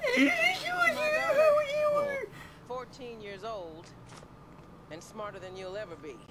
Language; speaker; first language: English; non-native, fluent; Norwegian